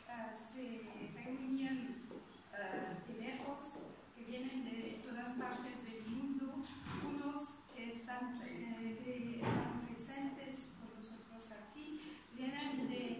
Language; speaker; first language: Spanish; non-native, fluent; French